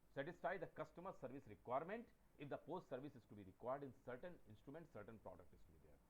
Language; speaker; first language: English; non-native, local second language; Hindi